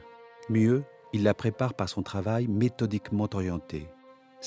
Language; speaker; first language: French; native; French